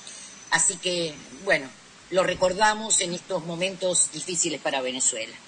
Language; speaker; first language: Spanish; native; Spanish